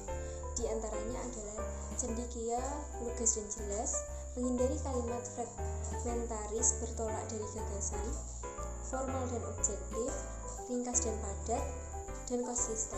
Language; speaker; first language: Indonesian; native; Indonesian